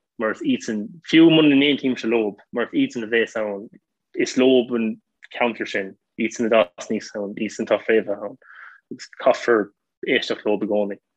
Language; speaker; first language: Irish; non-native, local second language; English